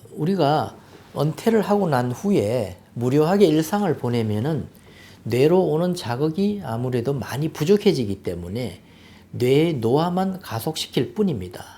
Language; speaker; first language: Korean; native; Korean